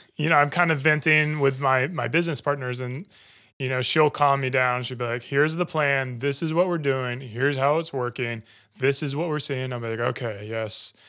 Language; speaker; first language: English; native; English